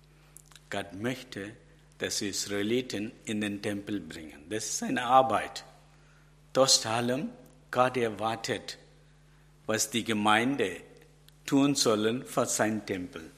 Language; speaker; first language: German; non-native, learner; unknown